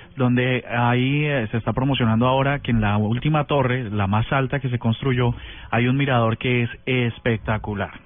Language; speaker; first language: Spanish; native; Spanish